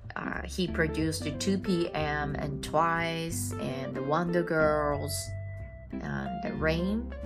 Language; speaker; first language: English; non-native, fluent; Japanese